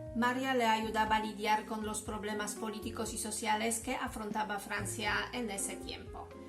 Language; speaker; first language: Spanish; non-native, fluent; Polish